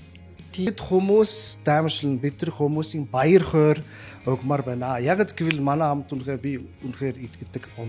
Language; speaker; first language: Mongolian; non-native, learner; German